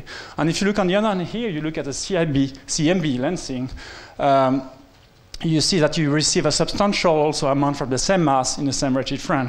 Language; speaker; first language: English; non-native, fluent; French